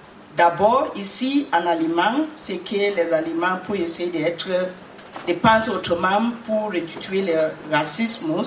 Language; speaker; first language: French; non-native, learner; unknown